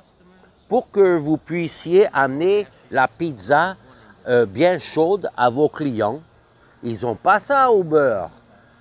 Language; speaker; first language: French; non-native, fluent; English